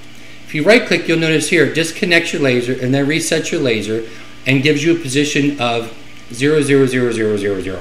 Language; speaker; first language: English; native; English